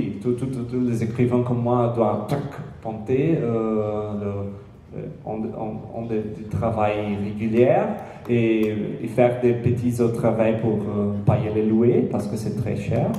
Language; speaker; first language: French; non-native, learner; Portuguese